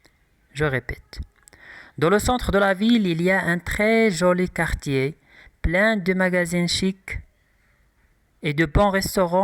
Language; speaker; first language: French; non-native, local second language; Arabic